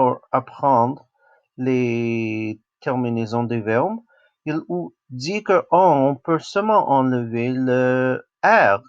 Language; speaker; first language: French; non-native, local second language; English